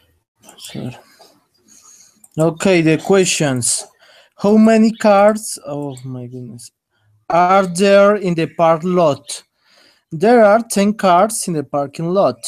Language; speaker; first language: English; non-native, learner; Spanish